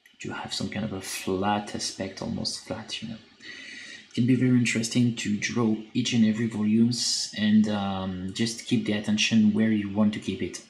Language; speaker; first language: English; non-native, fluent; French